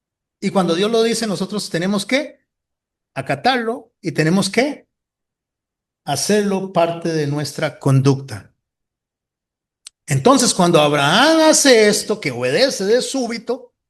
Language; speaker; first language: Spanish; native; Spanish